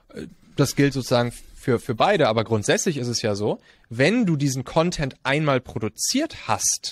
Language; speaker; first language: German; native; German